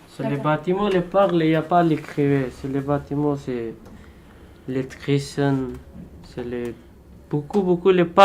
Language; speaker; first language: French; non-native, learner; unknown